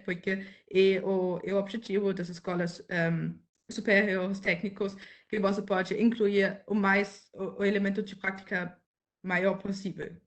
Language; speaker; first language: Portuguese; non-native, fluent; German